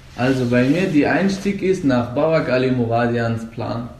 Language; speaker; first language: German; non-native, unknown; Persian